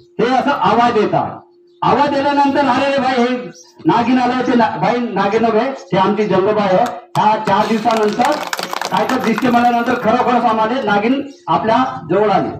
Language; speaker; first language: Marathi; non-native, local second language; Gondi